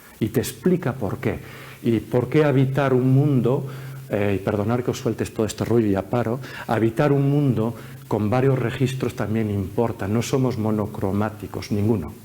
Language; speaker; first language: Spanish; early bilingual, heritage; Spanish